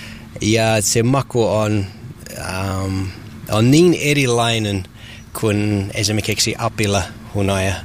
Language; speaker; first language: Finnish; non-native, learner; English